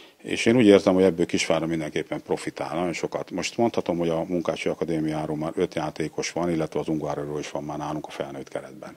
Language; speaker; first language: Hungarian; native; Hungarian